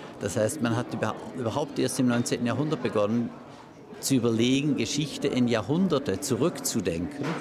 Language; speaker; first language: German; native; German